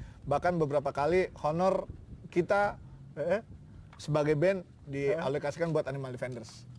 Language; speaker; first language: Indonesian; native; Indonesian